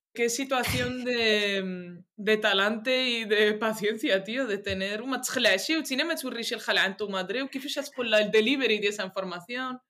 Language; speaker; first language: Spanish; early bilingual, other home language; Arabic